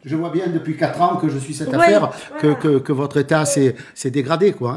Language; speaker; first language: French; native; French